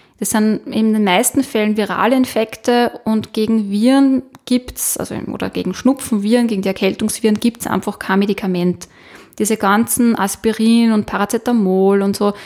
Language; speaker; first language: German; native; German